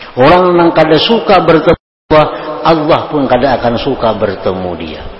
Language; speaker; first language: Indonesian; non-native, local second language; Banjar